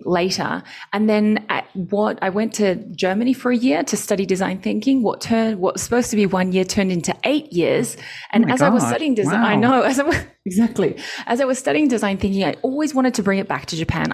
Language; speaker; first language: English; native; English